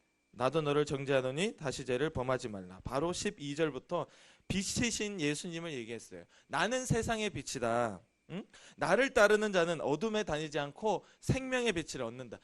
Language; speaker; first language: Korean; native; Korean